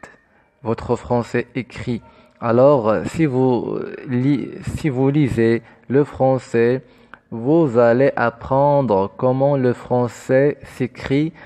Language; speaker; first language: French; non-native, fluent; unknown